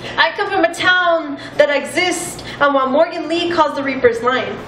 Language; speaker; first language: English; native; English